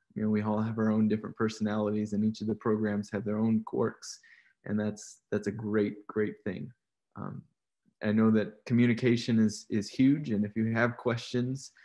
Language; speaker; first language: English; native; English